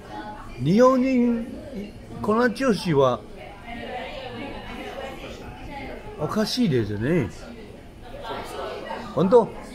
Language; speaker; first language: Japanese; non-native, learner; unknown